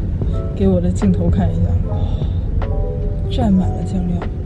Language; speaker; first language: Chinese; early bilingual, heritage; Chinese